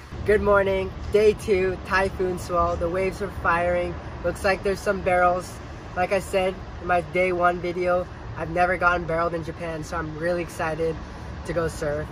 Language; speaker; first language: English; early bilingual, other home language; Japanese